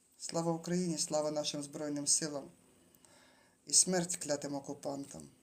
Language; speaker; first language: Ukrainian; native; Ukrainian